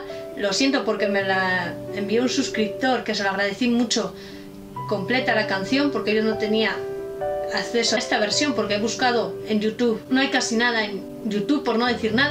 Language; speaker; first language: Spanish; native; Spanish